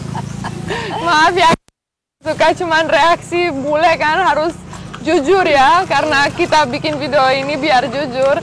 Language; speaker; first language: Indonesian; non-native, learner; Romanian